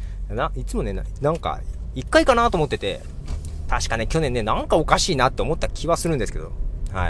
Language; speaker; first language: Japanese; native; Japanese